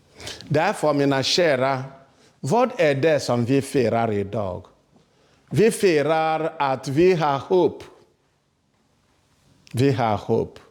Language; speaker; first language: Swedish; non-native, fluent; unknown